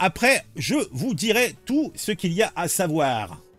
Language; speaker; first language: French; native; French